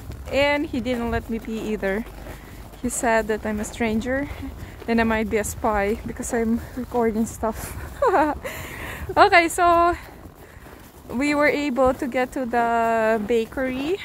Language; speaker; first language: English; non-native, fluent; Russian